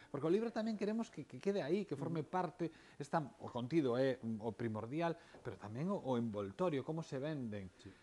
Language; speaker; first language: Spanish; native; Spanish